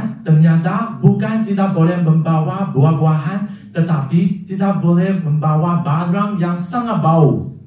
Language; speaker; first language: Indonesian; non-native, fluent; Chinese